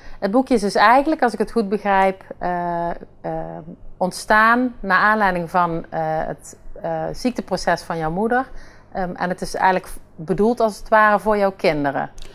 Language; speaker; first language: Dutch; native; Dutch